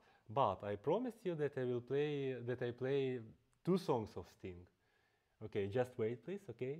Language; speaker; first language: English; non-native, fluent; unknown